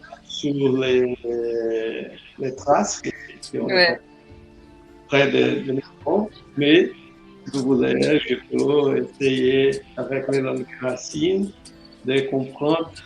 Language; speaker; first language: French; non-native, learner; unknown